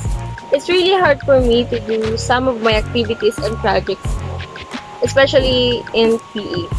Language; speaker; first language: English; non-native, local second language; Filipino